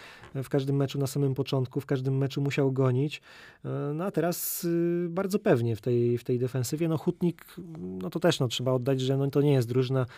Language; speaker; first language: Polish; native; Polish